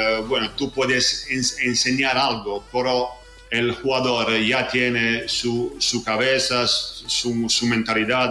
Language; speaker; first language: Spanish; non-native, fluent; Italian